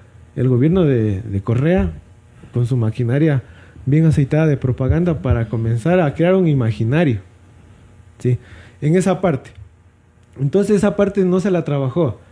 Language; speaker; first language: Spanish; native; Spanish